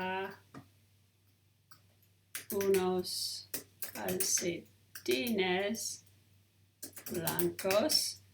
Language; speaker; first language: Spanish; non-native, learner; English